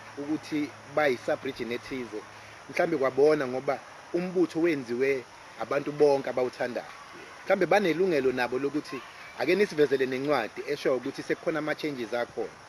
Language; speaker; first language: Zulu; native; Zulu